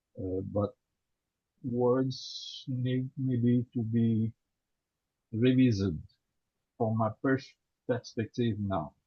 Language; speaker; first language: English; non-native, learner; French